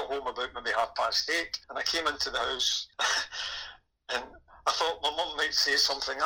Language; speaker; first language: English; native; English